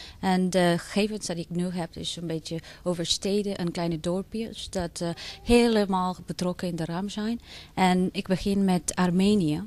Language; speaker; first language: Dutch; non-native, fluent; Spanish